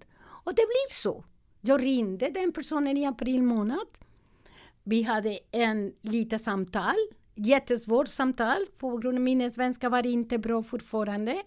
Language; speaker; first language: Swedish; non-native, learner; Spanish